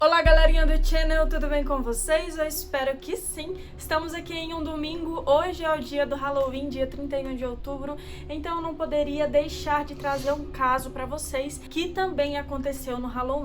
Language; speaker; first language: Portuguese; native; Portuguese